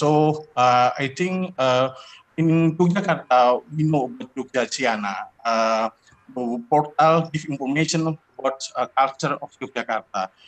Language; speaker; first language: English; non-native, learner; Indonesian